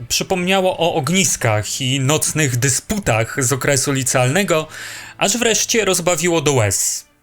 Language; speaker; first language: Polish; native; Polish